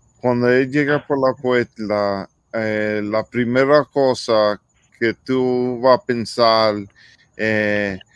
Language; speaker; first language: Spanish; early bilingual, heritage; English